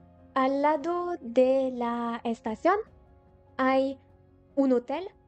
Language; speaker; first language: Spanish; non-native, learner; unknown